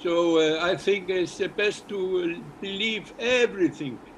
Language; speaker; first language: English; non-native, learner; Icelandic